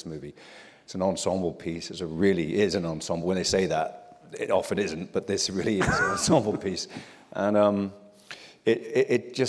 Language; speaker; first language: English; native; English